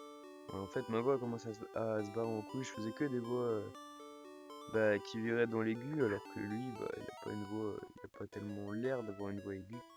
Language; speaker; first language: French; native; French